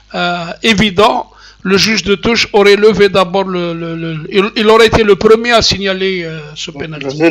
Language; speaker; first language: French; non-native, local second language; Kabyle